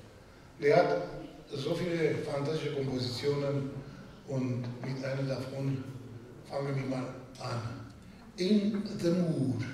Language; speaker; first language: German; non-native, fluent; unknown